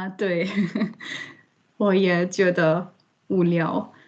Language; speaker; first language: Chinese; non-native, learner; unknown